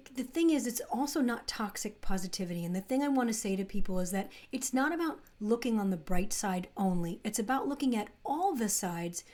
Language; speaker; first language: English; native; English